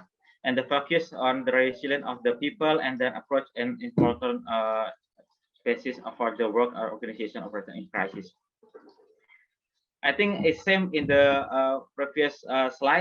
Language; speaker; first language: English; non-native, fluent; Indonesian